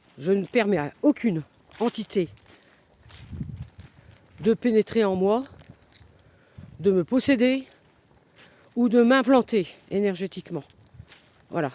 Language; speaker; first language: French; native; French